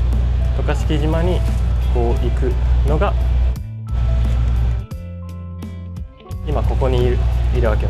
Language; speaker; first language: Japanese; native; Japanese